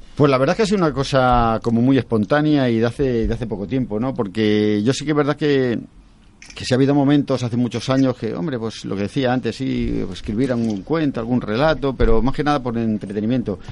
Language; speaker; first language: Spanish; native; Spanish